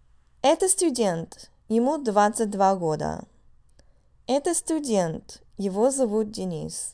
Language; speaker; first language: Russian; non-native, fluent; English